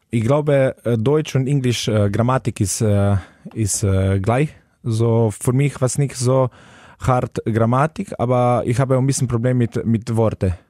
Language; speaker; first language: German; non-native, learner; Slovenian